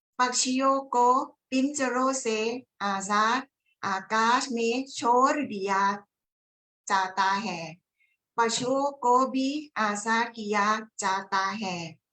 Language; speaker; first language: Hindi; non-native, learner; Thai